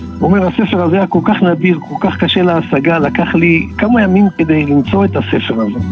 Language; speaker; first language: Hebrew; native; Hebrew